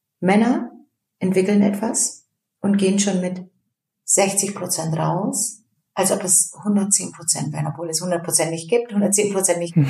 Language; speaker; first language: German; early bilingual, other home language; Turkish